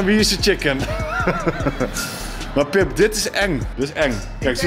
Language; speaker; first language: Dutch; native; Dutch